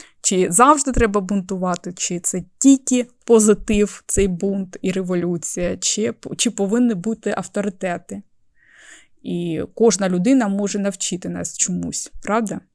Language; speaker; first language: Ukrainian; native; Ukrainian